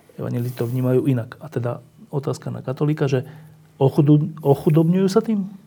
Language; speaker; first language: Slovak; native; Slovak